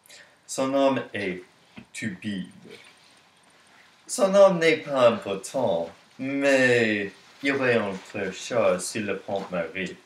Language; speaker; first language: French; non-native, learner; English